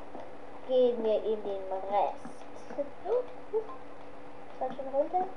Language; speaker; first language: German; native; German